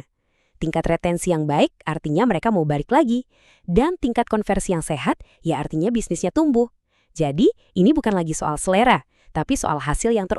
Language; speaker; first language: Indonesian; native; Indonesian